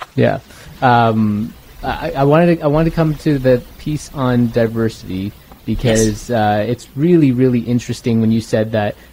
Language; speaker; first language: English; native; English